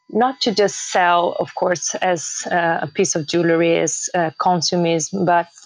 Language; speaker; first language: English; early bilingual, heritage; Portuguese